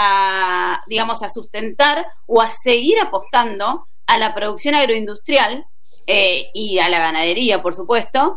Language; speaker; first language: Spanish; native; Spanish